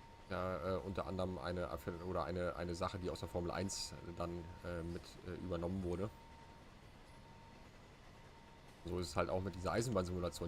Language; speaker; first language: German; native; German